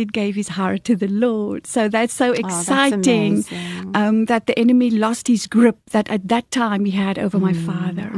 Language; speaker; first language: English; non-native, fluent; Afrikaans